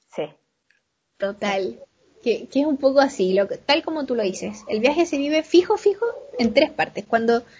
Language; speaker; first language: Spanish; native; Spanish